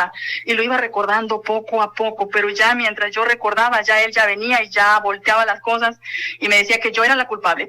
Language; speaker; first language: Spanish; native; Spanish